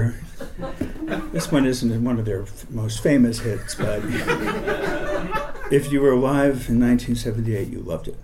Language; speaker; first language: English; native; English